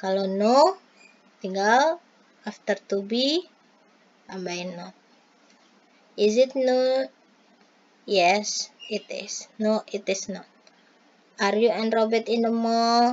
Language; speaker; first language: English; non-native, fluent; Indonesian